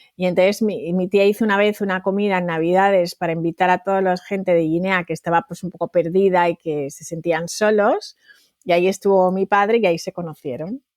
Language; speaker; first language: Spanish; native; Spanish